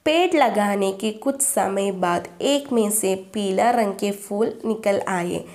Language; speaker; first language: Hindi; non-native, local second language; Malayalam